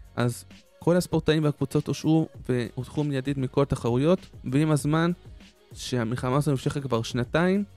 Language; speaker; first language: Hebrew; native; Hebrew